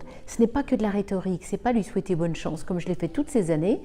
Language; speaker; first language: French; native; French